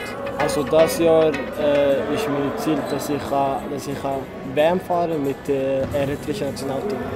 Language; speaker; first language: German; non-native, learner; Tigrinya